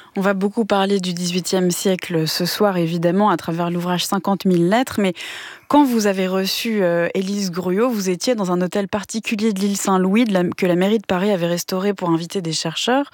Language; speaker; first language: French; native; French